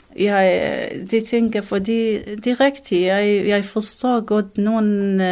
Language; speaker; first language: Danish; non-native, learner; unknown